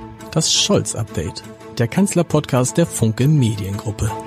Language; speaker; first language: German; native; German